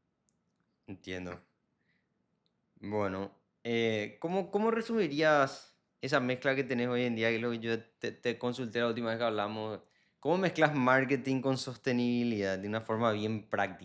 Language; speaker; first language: Spanish; native; Spanish